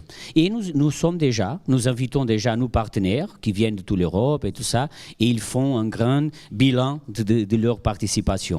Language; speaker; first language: French; non-native, fluent; Portuguese